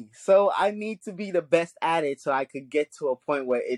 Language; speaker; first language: English; early bilingual, other home language; Haitian Creole